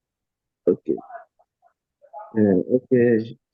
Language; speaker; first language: English; non-native, learner; Haitian Creole